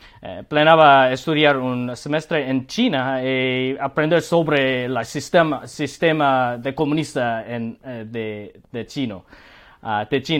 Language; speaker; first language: Spanish; non-native, learner; Korean